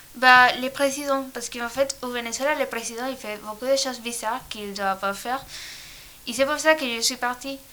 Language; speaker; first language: French; non-native, learner; Spanish